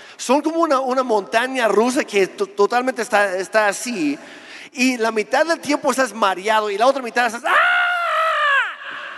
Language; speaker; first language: Spanish; non-native, fluent; English